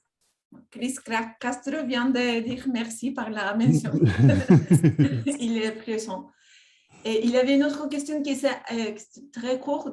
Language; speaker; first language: French; non-native, fluent; Spanish